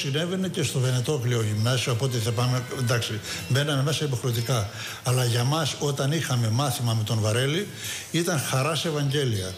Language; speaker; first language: Greek; native; Greek